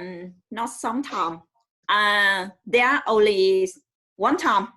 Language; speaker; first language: English; non-native, learner; Vietnamese